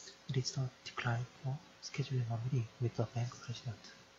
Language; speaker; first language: English; non-native, fluent; Korean